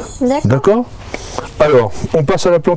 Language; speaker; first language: French; native; French